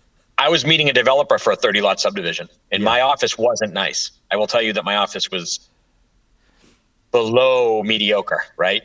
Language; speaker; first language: English; native; English